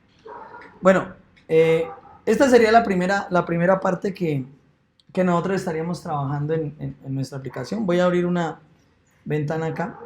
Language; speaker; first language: Spanish; native; Spanish